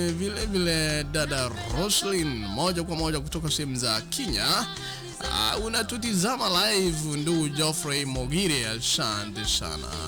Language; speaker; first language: Swahili; non-native, local second language; Gusii